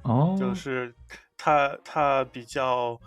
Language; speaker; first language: Chinese; non-native, fluent; English